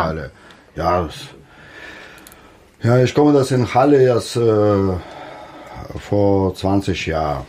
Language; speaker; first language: German; non-native, learner; Russian